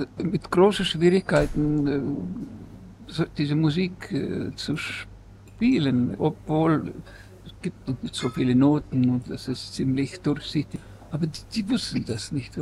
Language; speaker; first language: German; non-native, fluent; Estonian